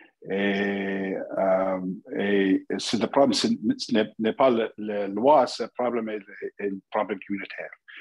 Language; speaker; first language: French; non-native, learner; English